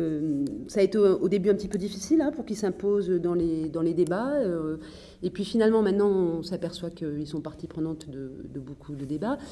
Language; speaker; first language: French; native; French